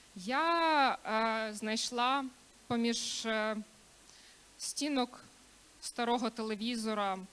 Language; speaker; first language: Ukrainian; native; Ukrainian